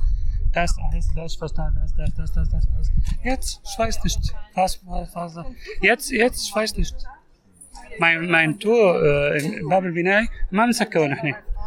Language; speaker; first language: German; non-native, learner; Arabic